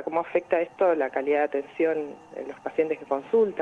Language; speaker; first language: Spanish; native; Spanish